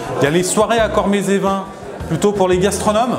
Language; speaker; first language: French; native; French